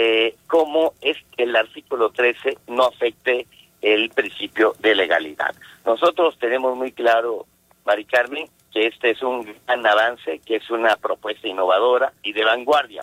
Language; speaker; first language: Spanish; native; Spanish